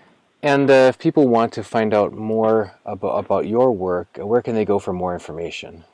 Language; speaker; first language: English; native; English